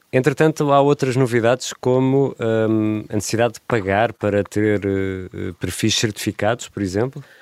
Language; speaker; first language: Portuguese; native; Portuguese